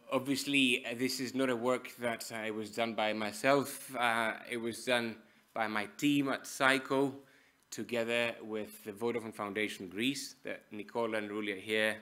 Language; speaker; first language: English; non-native, fluent; Greek